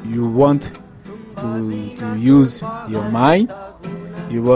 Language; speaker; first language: English; non-native, learner; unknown